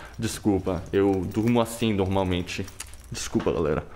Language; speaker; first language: Portuguese; non-native, fluent; Korean